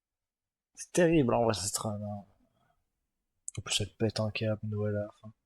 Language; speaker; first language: French; native; French